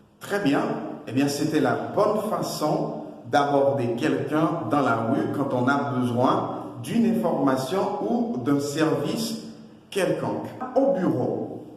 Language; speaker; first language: French; non-native, local second language; Haitian Creole